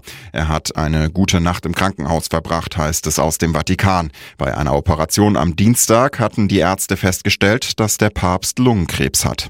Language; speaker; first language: German; native; German